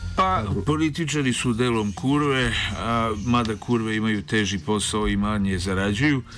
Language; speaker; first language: Serbian; non-native, local second language; Hungarian